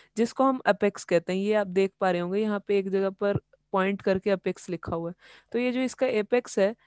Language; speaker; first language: Hindi; native; Hindi